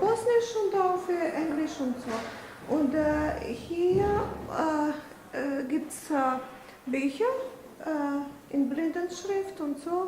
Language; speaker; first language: German; non-native, fluent; Bosnian